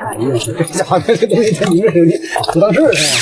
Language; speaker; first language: Chinese; native; Chinese